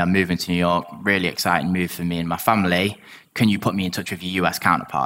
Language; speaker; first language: English; native; English